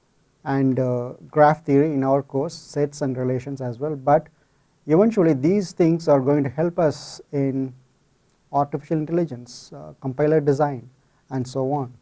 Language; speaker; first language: English; non-native, fluent; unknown